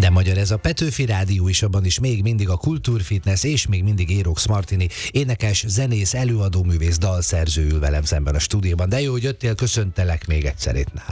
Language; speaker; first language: Hungarian; native; Hungarian